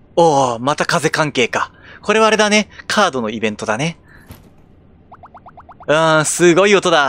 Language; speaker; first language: Japanese; native; Japanese